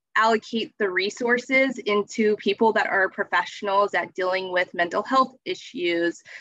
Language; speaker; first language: English; native; English